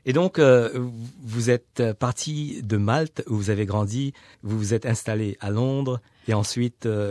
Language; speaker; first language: French; native; French